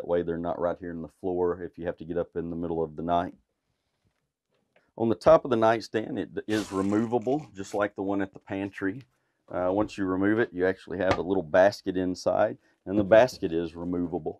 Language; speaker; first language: English; native; English